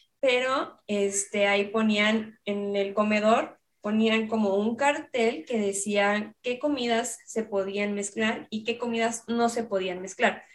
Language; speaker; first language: Spanish; native; Spanish